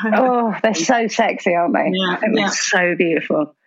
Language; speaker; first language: English; native; English